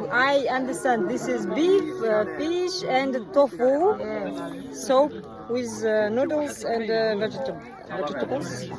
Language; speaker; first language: English; non-native, learner; Kazakh